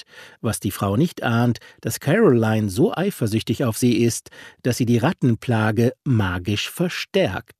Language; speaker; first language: German; native; German